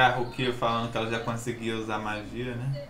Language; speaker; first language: Portuguese; native; Portuguese